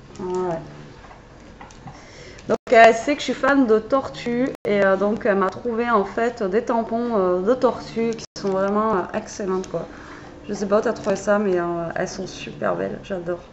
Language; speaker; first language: French; native; French